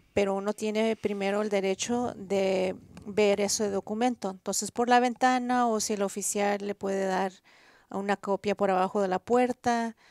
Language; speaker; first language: Spanish; early bilingual, heritage; Spanish